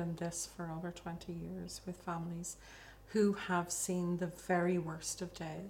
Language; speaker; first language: English; native; English